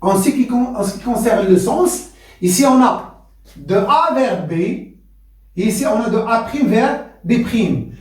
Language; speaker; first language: French; non-native, local second language; Arabic